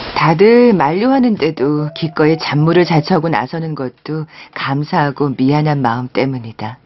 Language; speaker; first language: Korean; native; Korean